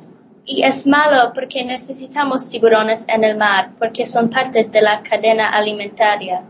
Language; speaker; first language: Spanish; non-native, learner; Polish